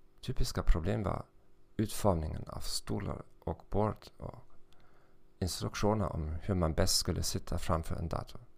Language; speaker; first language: Swedish; non-native, fluent; German